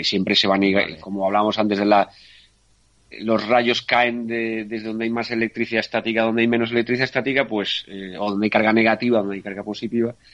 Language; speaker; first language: Spanish; native; Spanish